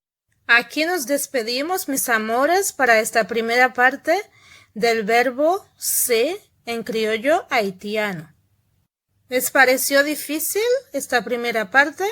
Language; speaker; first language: Spanish; non-native, fluent; Haitian Creole